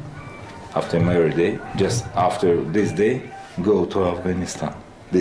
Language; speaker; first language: English; non-native, learner; Russian